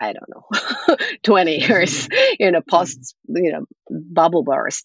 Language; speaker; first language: English; non-native, fluent; Japanese